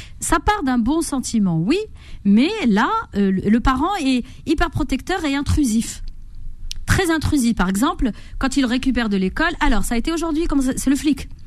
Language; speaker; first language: French; native; French